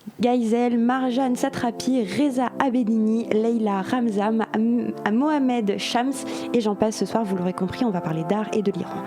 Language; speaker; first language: French; native; French